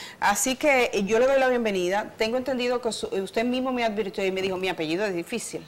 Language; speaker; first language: Spanish; native; Spanish